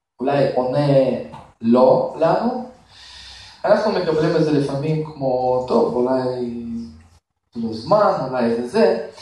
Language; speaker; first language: Hebrew; non-native, fluent; Russian